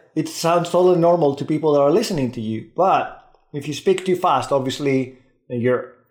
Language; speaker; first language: English; non-native, fluent; Greek